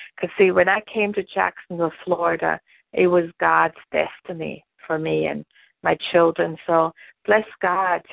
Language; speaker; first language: English; non-native, fluent; German